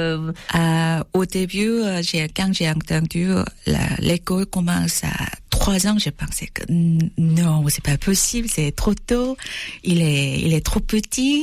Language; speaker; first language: French; non-native, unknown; Korean